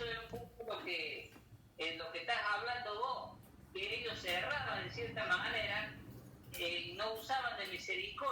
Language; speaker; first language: Spanish; native; Spanish